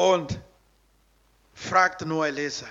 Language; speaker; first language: German; non-native, learner; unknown